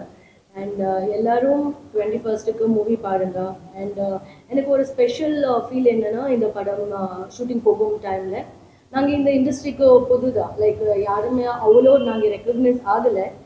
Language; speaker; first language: Tamil; non-native, learner; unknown